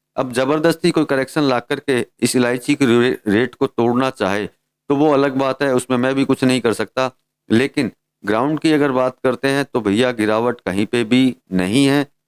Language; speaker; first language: Hindi; native; Hindi